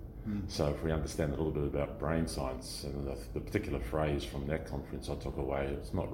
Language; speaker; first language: English; native; English